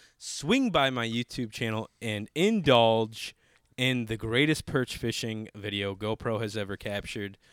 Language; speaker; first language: English; native; English